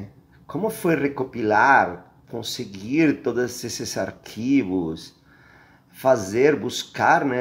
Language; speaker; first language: Portuguese; non-native, fluent; Spanish